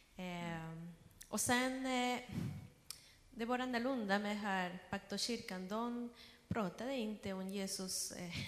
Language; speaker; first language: Swedish; non-native, learner; Spanish